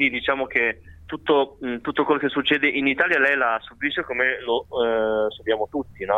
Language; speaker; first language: Italian; early bilingual, other home language; Chinese